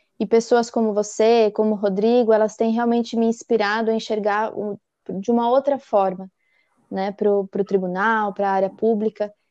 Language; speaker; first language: Portuguese; native; Portuguese